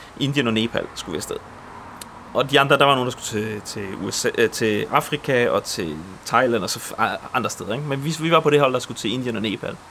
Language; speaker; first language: Danish; early bilingual, other home language; Polish